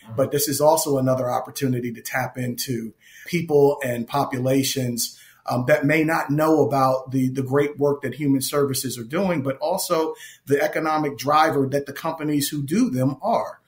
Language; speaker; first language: English; native; English